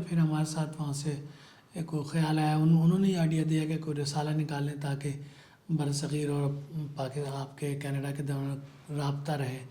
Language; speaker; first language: Urdu; native; Urdu